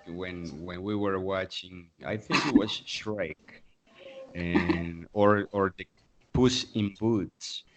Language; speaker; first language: English; non-native, fluent; Spanish